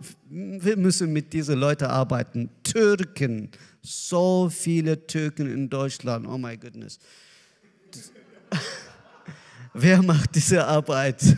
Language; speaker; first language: German; non-native, learner; Azerbaijani